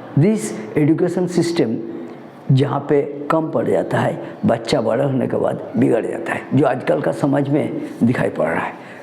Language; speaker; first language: Hindi; non-native, local second language; Bangla